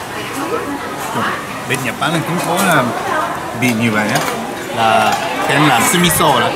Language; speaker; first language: Vietnamese; non-native, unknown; Japanese